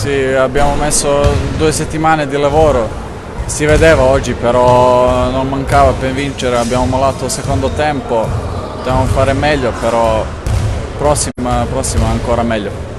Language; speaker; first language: Italian; non-native, learner; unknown